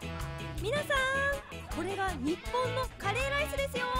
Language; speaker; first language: Japanese; native; Japanese